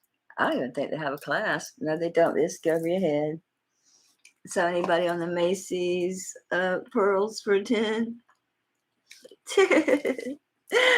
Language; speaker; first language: English; native; English